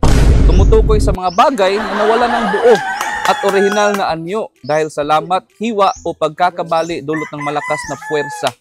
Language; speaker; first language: Filipino; non-native, local second language; Cebuano